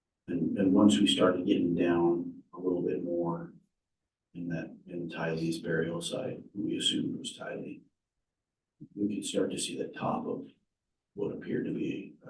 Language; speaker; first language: English; native; English